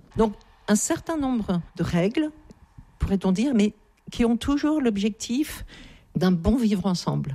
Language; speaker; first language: French; native; French